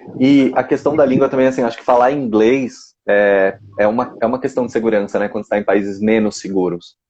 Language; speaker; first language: Portuguese; native; Portuguese